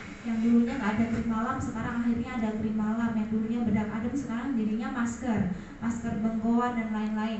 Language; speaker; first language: Indonesian; native; Indonesian